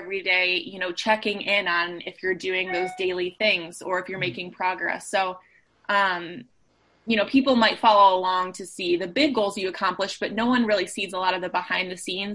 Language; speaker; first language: English; native; English